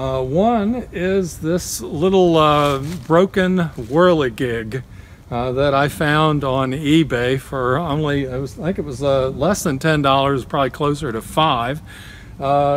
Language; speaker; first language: English; native; English